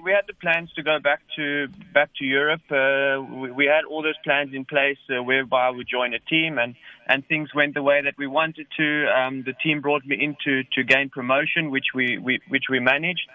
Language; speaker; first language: English; native; English